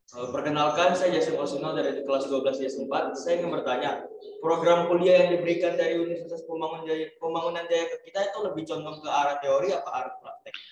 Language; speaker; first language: Indonesian; native; Indonesian